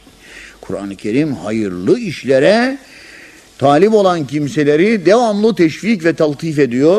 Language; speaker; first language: Turkish; native; Turkish